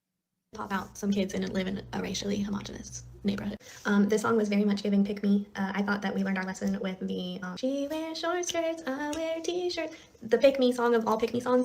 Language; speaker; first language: English; native; English